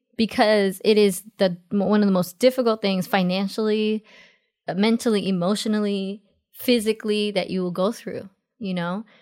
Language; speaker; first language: English; early bilingual, other home language; Spanish